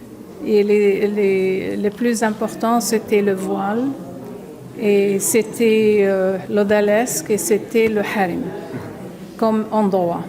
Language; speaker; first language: French; non-native, local second language; Arabic